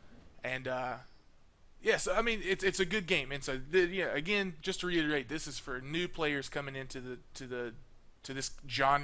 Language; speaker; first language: English; native; English